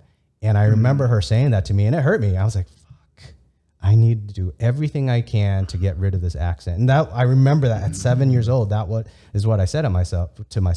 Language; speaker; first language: English; early bilingual, other home language; Vietnamese